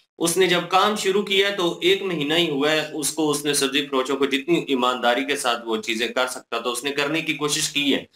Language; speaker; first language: Urdu; non-native, local second language; Punjabi